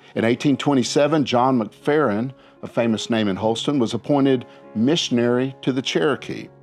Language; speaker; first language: English; native; English